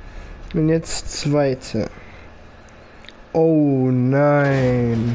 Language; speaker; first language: German; early bilingual, other home language; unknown